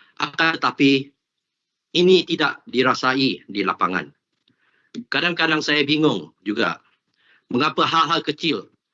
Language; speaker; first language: Malay; non-native, local second language; Cantonese